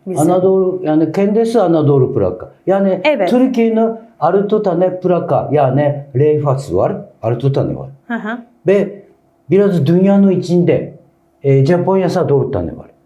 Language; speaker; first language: Turkish; non-native, learner; Japanese